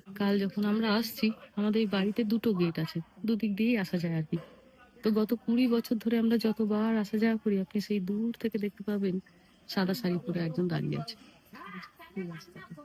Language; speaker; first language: Bangla; native; Bangla